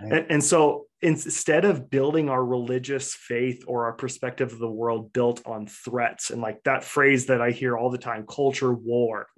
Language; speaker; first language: English; native; English